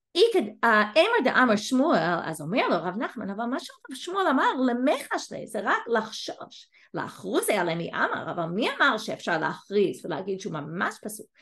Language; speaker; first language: Hebrew; non-native, fluent; English